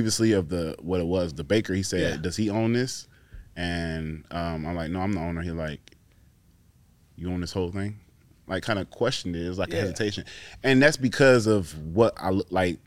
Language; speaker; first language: English; native; English